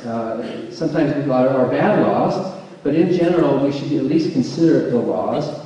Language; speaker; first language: English; native; English